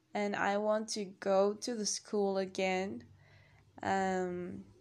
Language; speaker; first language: English; non-native, learner; Spanish